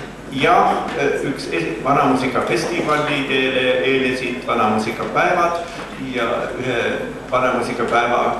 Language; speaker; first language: Estonian; native; Estonian